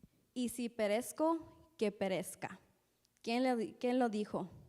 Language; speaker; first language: Spanish; native; Spanish